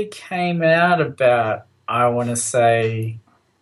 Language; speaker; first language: English; native; English